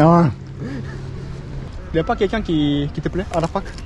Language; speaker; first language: French; non-native, learner; Korean